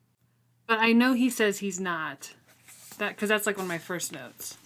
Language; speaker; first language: English; native; English